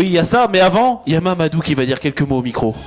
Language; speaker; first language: French; native; French